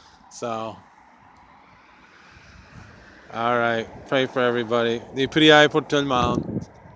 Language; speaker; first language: French; early bilingual, heritage; French